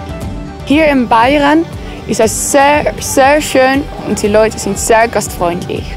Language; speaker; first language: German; non-native, learner; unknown